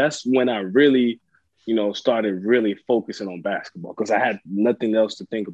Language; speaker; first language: English; early bilingual, other home language; French